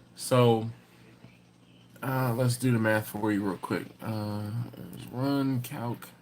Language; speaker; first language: English; native; English